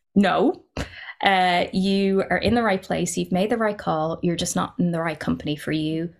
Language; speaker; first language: English; native; English